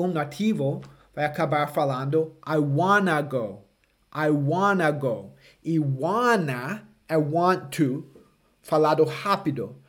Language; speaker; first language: Portuguese; non-native, fluent; English